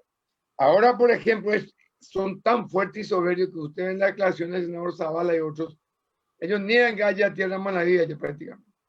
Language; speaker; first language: Spanish; native; Spanish